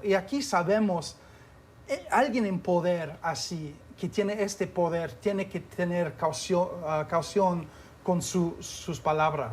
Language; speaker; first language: Spanish; non-native, fluent; English